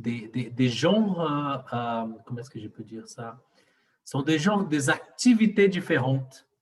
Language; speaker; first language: French; non-native, fluent; Portuguese